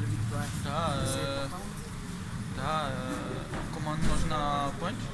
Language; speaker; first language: Russian; non-native, learner; French